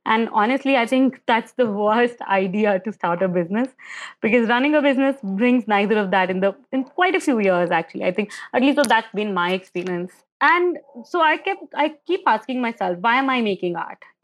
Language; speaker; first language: English; non-native, local second language; Hindi